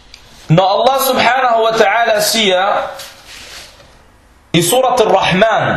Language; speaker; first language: Danish; early bilingual, other home language; Arabic